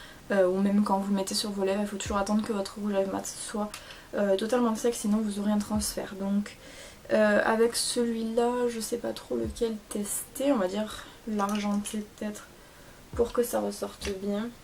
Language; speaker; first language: French; native; French